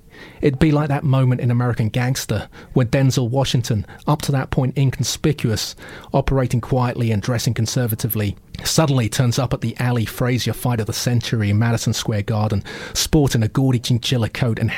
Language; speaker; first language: English; native; English